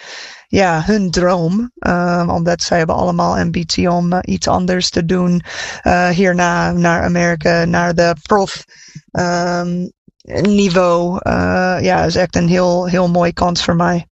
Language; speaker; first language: Dutch; non-native, fluent; English